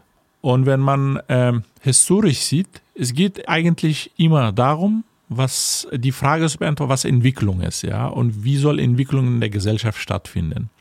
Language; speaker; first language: German; non-native, fluent; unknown